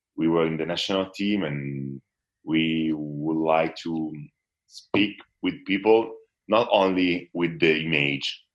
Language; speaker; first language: English; non-native, fluent; Italian